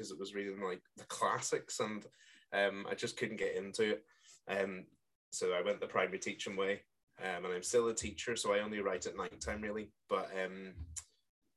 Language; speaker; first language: English; native; English